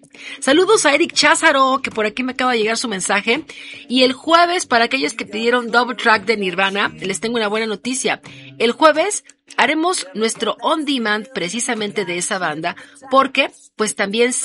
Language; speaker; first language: Spanish; native; Spanish